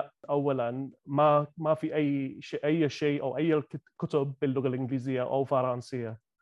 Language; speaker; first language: Arabic; non-native, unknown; Gujarati